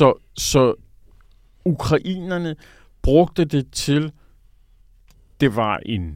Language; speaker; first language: Danish; native; Danish